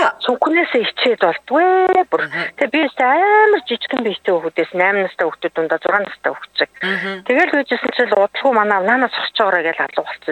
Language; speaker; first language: Mongolian; native; Mongolian